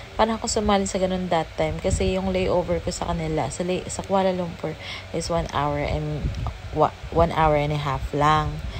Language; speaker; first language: Filipino; native; Filipino